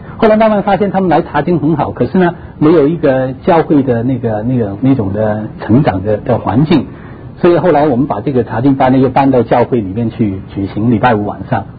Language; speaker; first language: Chinese; non-native, local second language; Cantonese